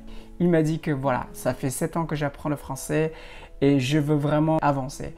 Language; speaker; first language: French; non-native, fluent; Indonesian